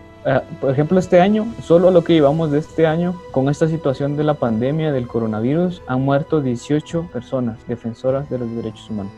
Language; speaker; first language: Spanish; native; Spanish